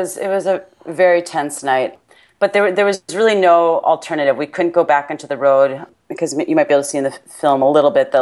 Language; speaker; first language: English; native; English